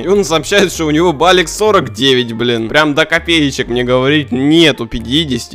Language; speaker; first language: Russian; native; Russian